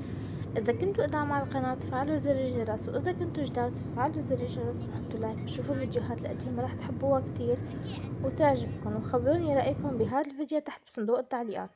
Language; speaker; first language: Arabic; native; Arabic